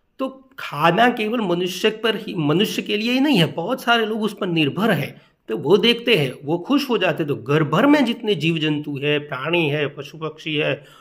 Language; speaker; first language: Hindi; non-native, local second language; Gujarati